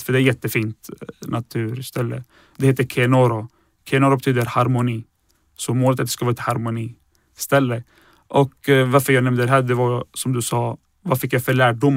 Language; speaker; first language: Swedish; early bilingual, other home language; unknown